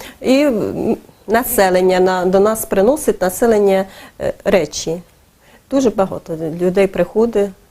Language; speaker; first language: Ukrainian; native; Ukrainian